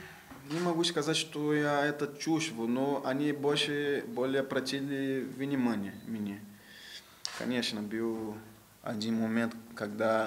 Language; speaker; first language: Russian; non-native, learner; Portuguese